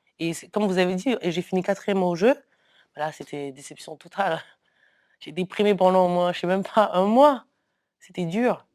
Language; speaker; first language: French; early bilingual, other home language; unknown